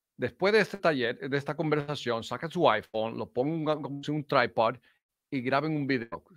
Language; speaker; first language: Spanish; early bilingual, heritage; Spanish